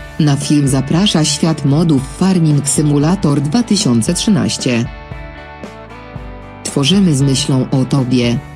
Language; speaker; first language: Polish; native; Polish